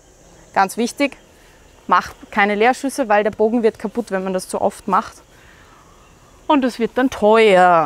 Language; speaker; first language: German; native; German